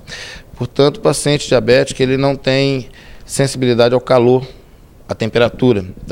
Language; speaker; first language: Portuguese; native; Portuguese